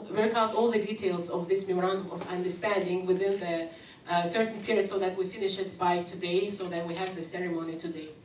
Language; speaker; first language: English; non-native, fluent; Azerbaijani